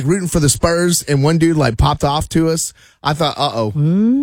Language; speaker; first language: English; native; English